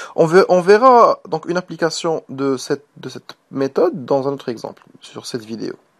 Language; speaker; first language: French; non-native, local second language; Arabic